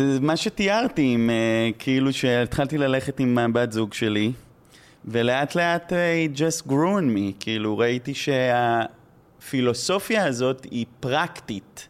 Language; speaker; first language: Hebrew; native; Hebrew